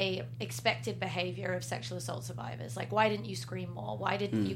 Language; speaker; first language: English; native; English